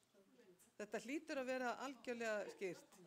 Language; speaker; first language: Icelandic; native; Icelandic